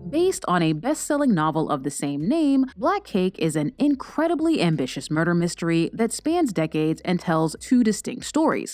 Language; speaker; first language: English; native; English